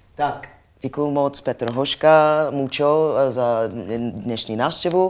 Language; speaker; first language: Czech; non-native, learner; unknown